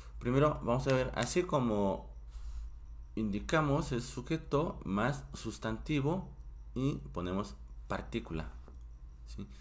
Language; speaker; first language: Spanish; non-native, fluent; Korean